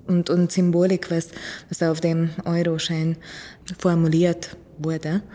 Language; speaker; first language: German; non-native, fluent; Hungarian